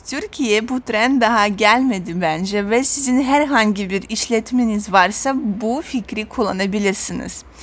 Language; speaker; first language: Turkish; non-native, fluent; Russian